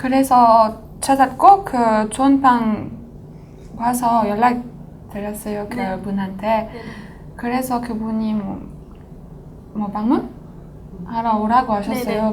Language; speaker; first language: Korean; non-native, fluent; French